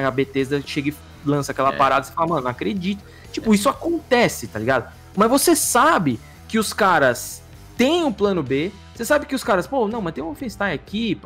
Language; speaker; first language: Portuguese; native; Portuguese